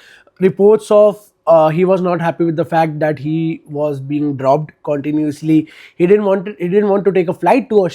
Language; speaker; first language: English; non-native, local second language; Hindi